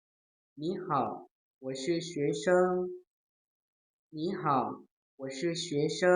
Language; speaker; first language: Chinese; non-native, learner; Lao